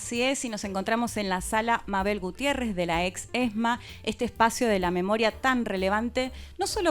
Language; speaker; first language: Spanish; native; Spanish